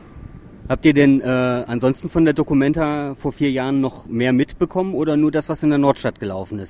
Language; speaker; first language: German; native; German